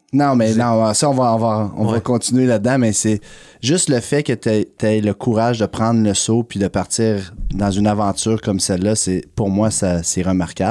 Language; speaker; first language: French; native; French